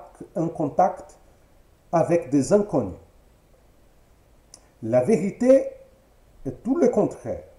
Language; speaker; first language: French; non-native, fluent; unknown